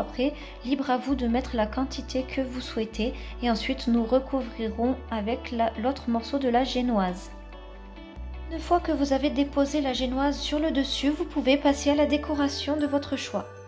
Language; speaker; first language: French; native; French